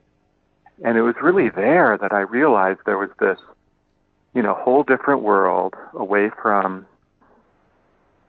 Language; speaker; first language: English; native; English